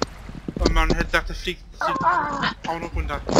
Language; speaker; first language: German; native; German